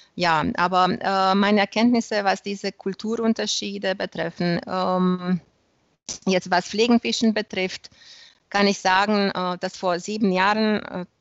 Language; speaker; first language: German; non-native, fluent; Romanian